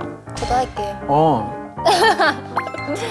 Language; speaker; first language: Korean; non-native, learner; Chinese